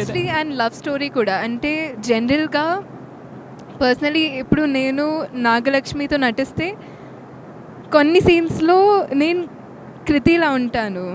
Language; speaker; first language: Telugu; non-native, local second language; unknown